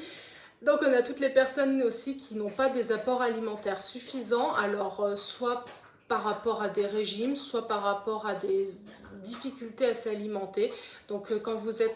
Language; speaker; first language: French; native; French